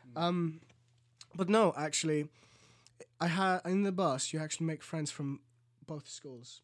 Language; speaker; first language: English; early bilingual, other home language; Greek